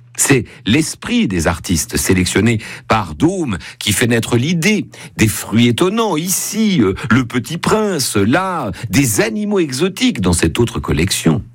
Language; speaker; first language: French; native; French